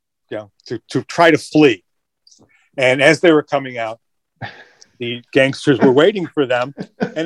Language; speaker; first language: English; native; English